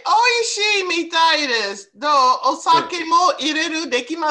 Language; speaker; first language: Japanese; non-native, learner; English